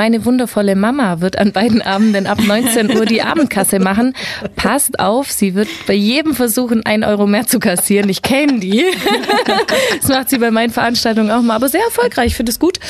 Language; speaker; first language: German; native; German